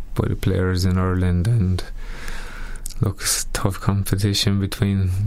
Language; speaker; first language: English; native; English